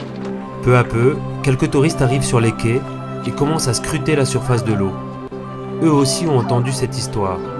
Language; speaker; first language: French; native; French